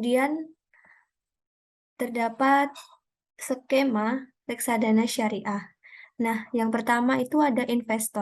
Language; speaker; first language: Indonesian; native; Indonesian